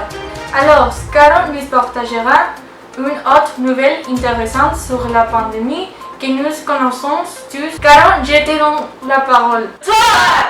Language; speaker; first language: French; non-native, learner; Spanish